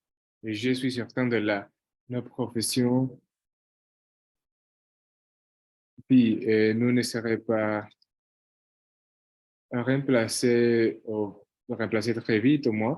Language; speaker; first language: French; non-native, fluent; Portuguese